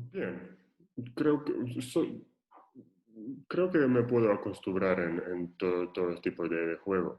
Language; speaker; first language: Spanish; non-native, fluent; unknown